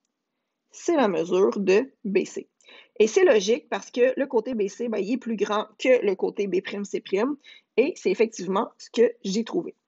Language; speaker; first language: French; native; French